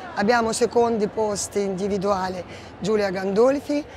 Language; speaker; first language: Italian; non-native, fluent; Ukrainian